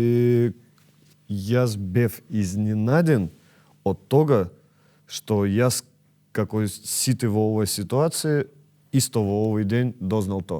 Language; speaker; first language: Macedonian; non-native, learner; Russian